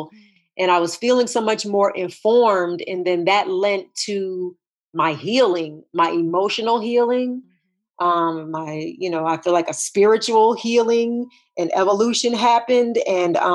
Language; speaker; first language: English; native; English